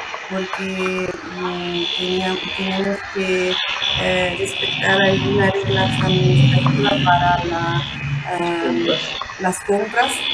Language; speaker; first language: Spanish; non-native, learner; Italian